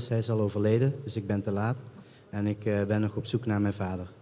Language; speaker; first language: Dutch; early bilingual, other home language; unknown